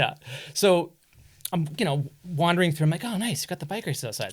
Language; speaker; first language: English; native; English